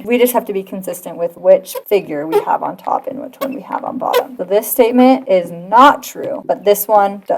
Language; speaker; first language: English; native; English